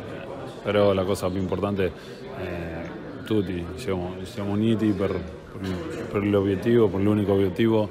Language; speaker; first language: Italian; non-native, fluent; Spanish